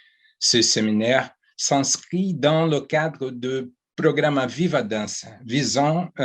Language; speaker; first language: French; non-native, fluent; Portuguese